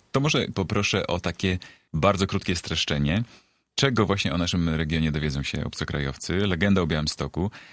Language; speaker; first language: Polish; native; Polish